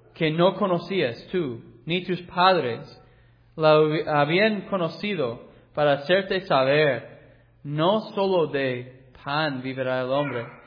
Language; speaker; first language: Spanish; non-native, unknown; English